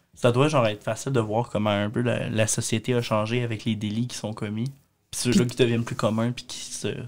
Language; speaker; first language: French; native; French